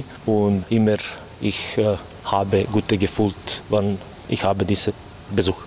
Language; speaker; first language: German; non-native, learner; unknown